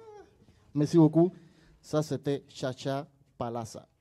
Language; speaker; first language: French; non-native, learner; Spanish